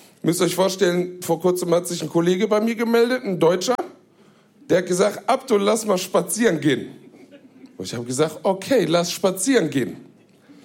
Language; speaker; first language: German; native; German